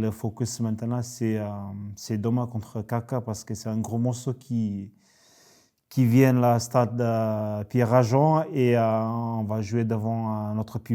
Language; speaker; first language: French; native; French